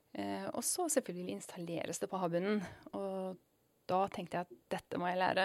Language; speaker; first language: Norwegian; non-native, fluent; Persian